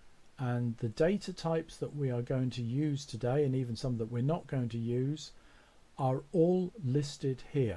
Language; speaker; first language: English; native; English